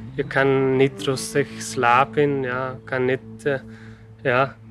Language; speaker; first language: Dutch; non-native, learner; Persian